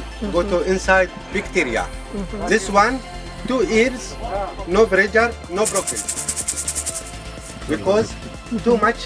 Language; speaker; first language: English; non-native, learner; Arabic